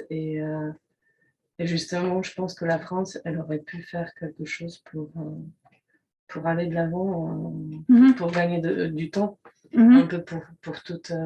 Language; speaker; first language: French; non-native, fluent; Polish